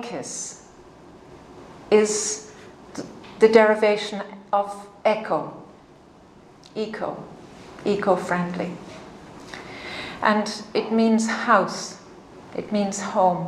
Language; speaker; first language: English; native; English